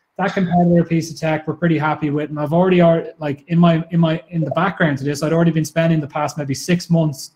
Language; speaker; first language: English; native; English